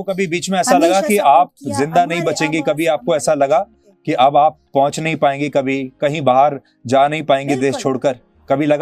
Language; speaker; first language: Hindi; native; Hindi